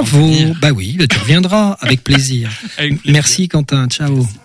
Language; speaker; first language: French; native; French